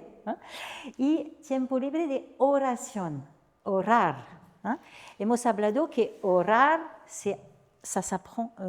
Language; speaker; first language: Spanish; non-native, fluent; French